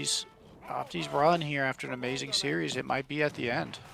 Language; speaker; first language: English; native; English